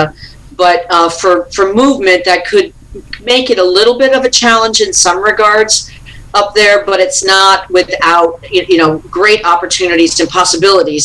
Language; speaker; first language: English; native; English